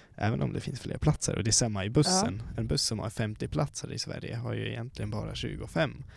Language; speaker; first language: Swedish; non-native, fluent; Swiss German